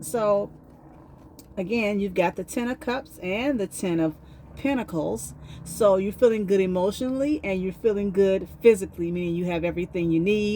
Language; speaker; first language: English; native; English